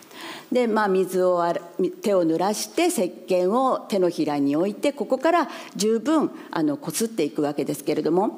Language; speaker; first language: Japanese; native; Japanese